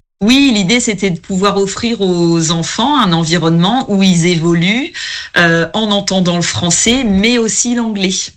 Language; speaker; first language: French; native; French